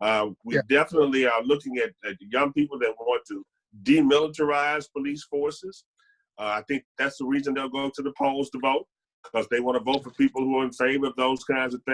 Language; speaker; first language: English; native; English